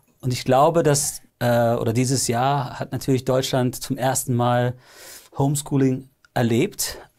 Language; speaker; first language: German; early bilingual, other home language; English